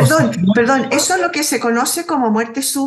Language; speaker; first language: Spanish; native; Spanish